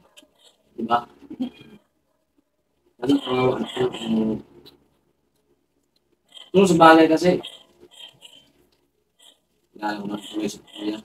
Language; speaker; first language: Filipino; non-native, local second language; Hiligaynon